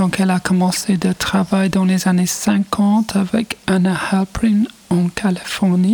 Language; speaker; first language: French; non-native, fluent; English